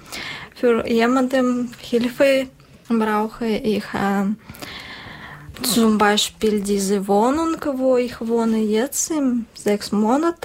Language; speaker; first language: German; non-native, learner; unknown